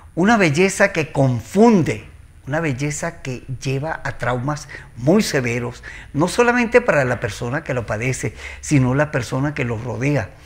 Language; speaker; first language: Spanish; native; Spanish